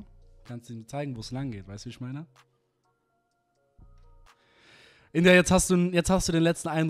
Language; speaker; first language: German; native; German